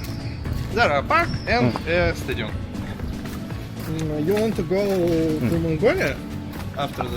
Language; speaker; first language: English; non-native, learner; Russian